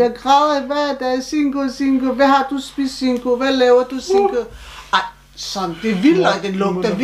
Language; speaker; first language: Danish; non-native, learner; Turkish